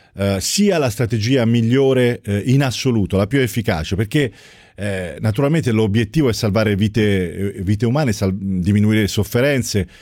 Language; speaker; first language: Italian; native; Italian